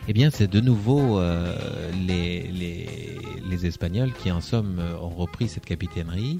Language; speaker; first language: French; native; French